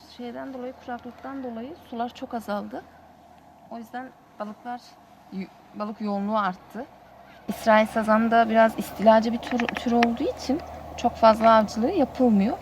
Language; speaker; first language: Turkish; native; Turkish